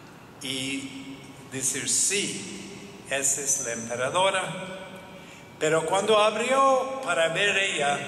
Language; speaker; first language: Spanish; non-native, learner; English